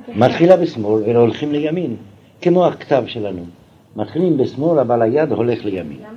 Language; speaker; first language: Hebrew; non-native, fluent; French